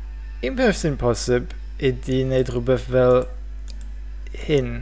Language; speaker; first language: Welsh; non-native, fluent; English